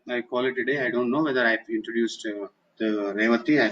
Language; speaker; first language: English; non-native, local second language; Telugu